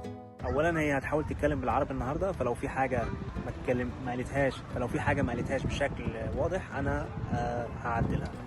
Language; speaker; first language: Arabic; native; Arabic